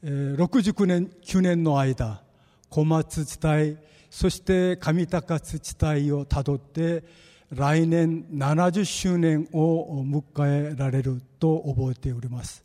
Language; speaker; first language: Japanese; non-native, fluent; Korean